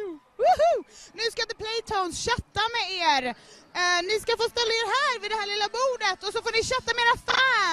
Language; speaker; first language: Swedish; native; Swedish